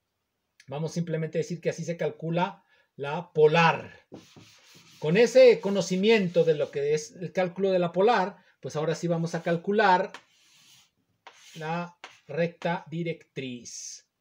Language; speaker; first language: Spanish; native; Spanish